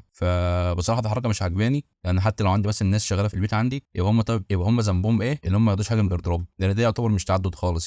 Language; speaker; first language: Arabic; native; Arabic